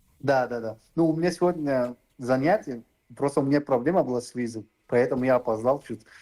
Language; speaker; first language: Russian; non-native, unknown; Turkish